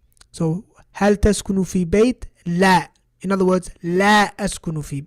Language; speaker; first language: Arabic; non-native, fluent; English